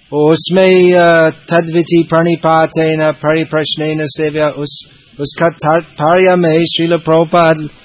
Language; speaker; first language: Hindi; non-native, fluent; English